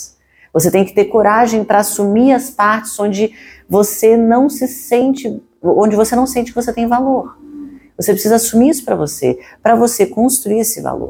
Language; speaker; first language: Portuguese; native; Portuguese